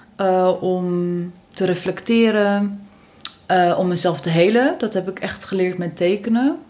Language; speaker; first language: Dutch; native; Dutch